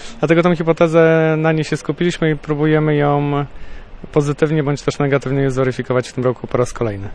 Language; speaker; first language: Polish; native; Polish